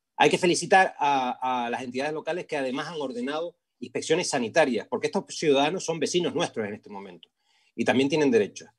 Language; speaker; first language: Spanish; native; Spanish